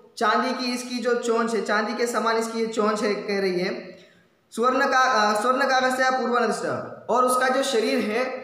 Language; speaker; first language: Hindi; non-native, local second language; Marathi